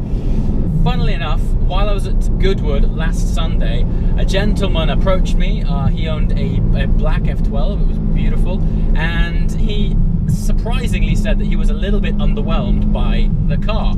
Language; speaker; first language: English; native; English